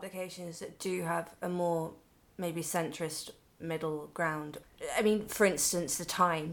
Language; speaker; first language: English; native; English